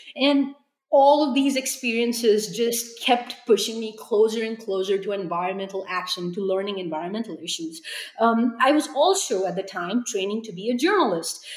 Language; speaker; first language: English; non-native, local second language; Hindi